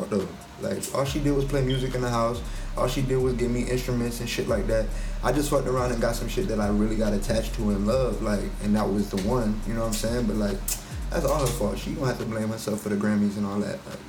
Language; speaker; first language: English; native; English